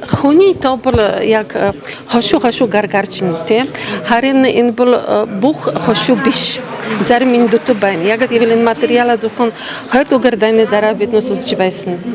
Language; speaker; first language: Mongolian; non-native, fluent; Polish